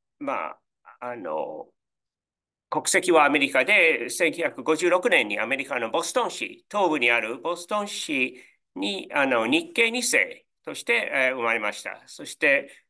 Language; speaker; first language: Japanese; non-native, fluent; English